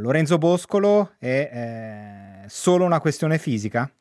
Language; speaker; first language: Italian; native; Italian